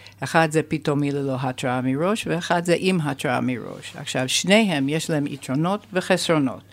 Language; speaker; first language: Hebrew; non-native, fluent; English